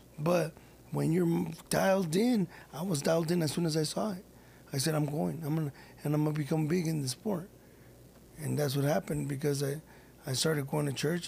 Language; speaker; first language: English; early bilingual, other home language; Spanish